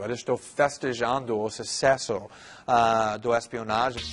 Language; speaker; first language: Portuguese; non-native, fluent; English